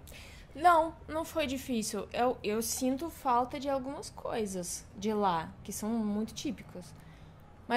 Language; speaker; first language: Portuguese; non-native, fluent; Russian